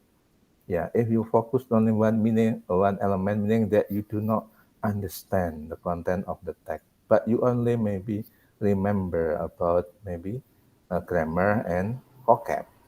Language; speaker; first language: English; non-native, learner; Indonesian